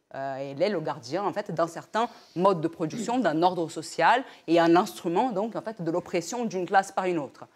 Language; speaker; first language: French; non-native, fluent; Portuguese